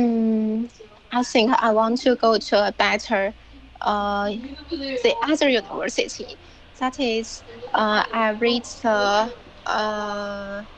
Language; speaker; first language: English; non-native, learner; Chinese